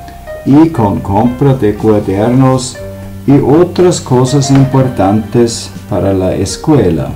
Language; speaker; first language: Spanish; non-native, learner; German